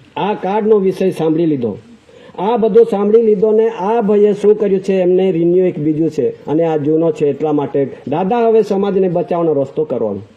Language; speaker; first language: Gujarati; non-native, local second language; Bhili